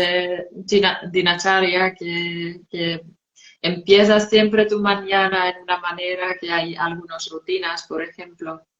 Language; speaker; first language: Spanish; non-native, fluent; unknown